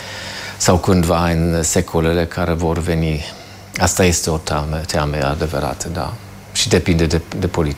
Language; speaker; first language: Romanian; non-native, fluent; German